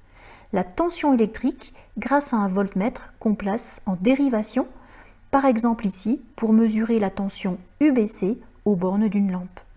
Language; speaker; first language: French; native; French